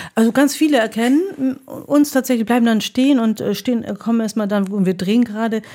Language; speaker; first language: German; early bilingual, other home language; Greek